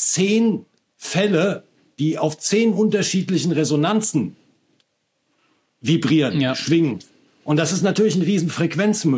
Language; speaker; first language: German; native; German